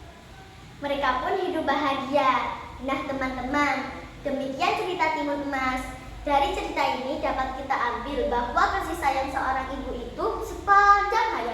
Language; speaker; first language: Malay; non-native, local second language; Javanese